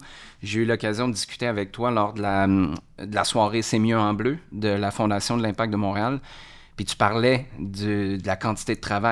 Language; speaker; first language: French; native; French